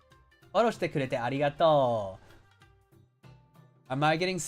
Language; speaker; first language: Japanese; non-native, learner; English